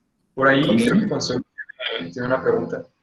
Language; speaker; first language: Spanish; native; Spanish